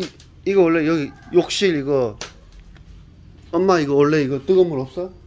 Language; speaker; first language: Korean; native; Korean